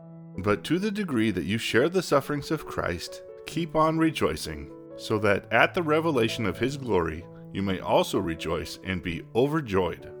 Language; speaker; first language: English; native; English